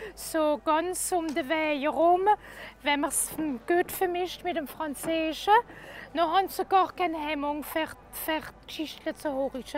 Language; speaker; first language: German; non-native, local second language; French